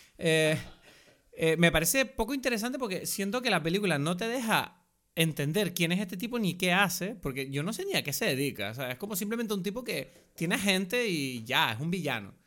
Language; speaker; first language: Spanish; native; Spanish